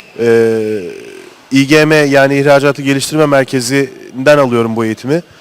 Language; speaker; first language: Turkish; native; Turkish